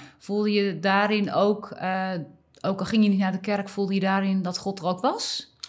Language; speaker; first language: Dutch; native; Dutch